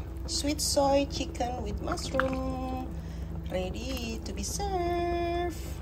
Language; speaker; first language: English; non-native, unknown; Indonesian